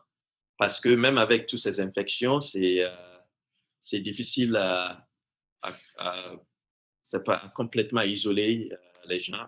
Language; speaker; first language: French; non-native, fluent; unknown